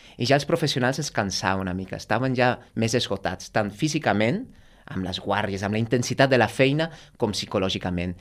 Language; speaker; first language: Catalan; non-native, fluent; Dutch